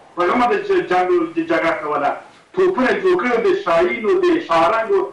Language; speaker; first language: Pashto; native; Pashto